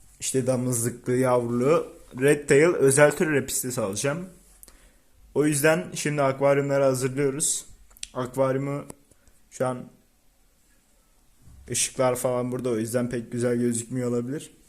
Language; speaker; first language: Turkish; native; Turkish